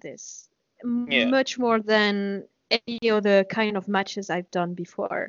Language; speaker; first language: English; non-native, fluent; French